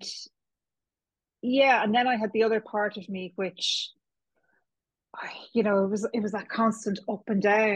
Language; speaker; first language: English; native; English